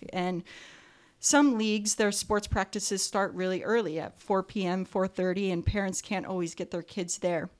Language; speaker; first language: English; native; English